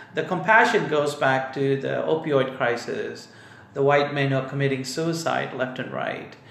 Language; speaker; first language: English; non-native, local second language; Tamil